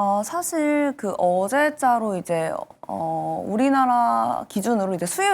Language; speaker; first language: Korean; native; Korean